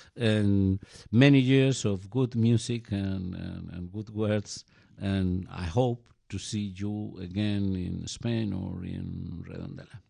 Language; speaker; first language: English; non-native, learner; Galician